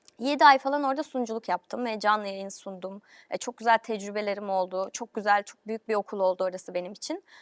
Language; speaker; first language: Turkish; native; Turkish